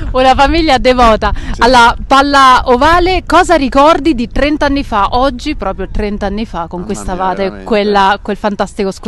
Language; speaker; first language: Italian; native; Italian